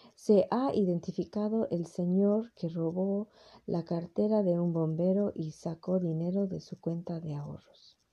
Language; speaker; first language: Spanish; early bilingual, heritage; Spanish